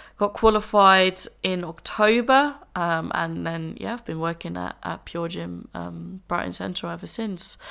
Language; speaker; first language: English; non-native, fluent; Dutch